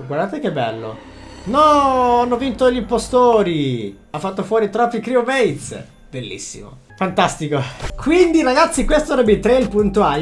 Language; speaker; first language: Italian; native; Italian